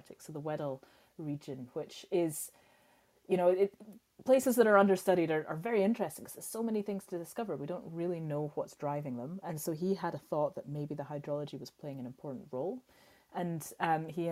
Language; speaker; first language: English; native; English